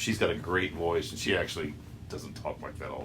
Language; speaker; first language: English; native; English